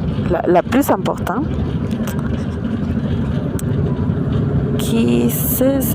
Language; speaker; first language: French; non-native, learner; Spanish